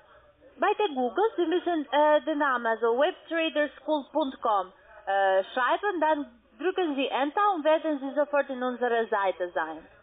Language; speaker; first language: German; non-native, learner; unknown